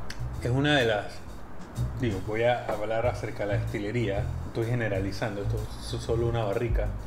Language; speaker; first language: Spanish; native; Spanish